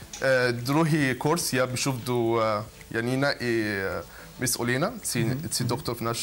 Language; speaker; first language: Ukrainian; non-native, learner; Arabic